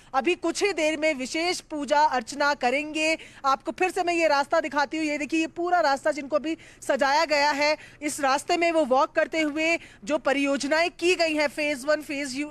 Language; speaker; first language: Hindi; native; Hindi